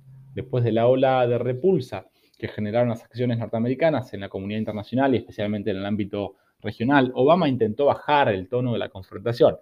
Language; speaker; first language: Spanish; native; Spanish